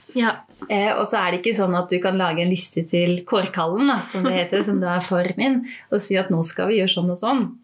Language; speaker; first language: Norwegian; native; Norwegian